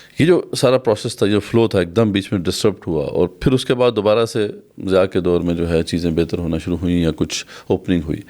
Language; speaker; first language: Urdu; native; Urdu